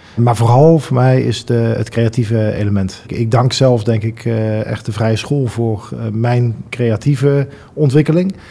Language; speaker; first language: Dutch; native; Dutch